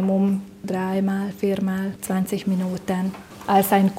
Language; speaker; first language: German; non-native, fluent; Hungarian